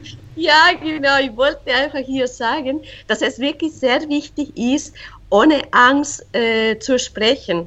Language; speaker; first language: German; non-native, fluent; Spanish